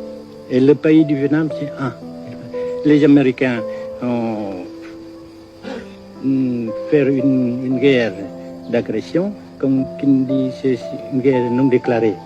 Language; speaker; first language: French; non-native, local second language; Vietnamese